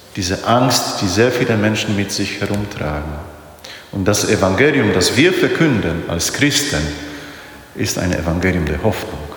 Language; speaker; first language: German; non-native, fluent; Polish